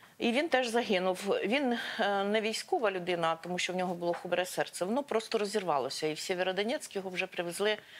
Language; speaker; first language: Ukrainian; non-native, local second language; Russian